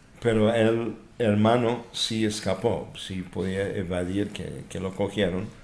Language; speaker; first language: Spanish; non-native, fluent; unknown